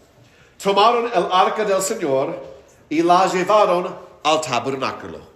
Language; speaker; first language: Spanish; non-native, fluent; English